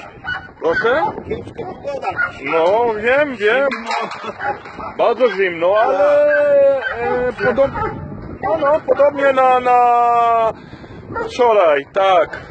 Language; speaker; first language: Polish; non-native, learner; Hebrew